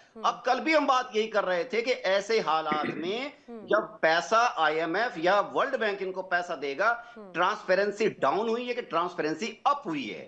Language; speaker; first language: Hindi; native; Hindi